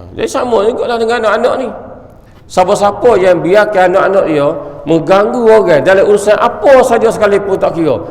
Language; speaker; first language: Malay; native; Malay